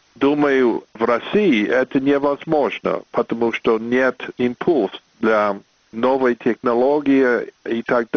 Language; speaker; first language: Russian; non-native, fluent; English